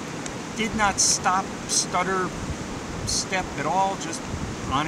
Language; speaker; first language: English; native; English